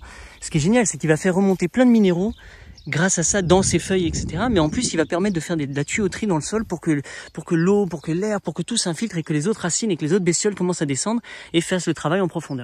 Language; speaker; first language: French; native; French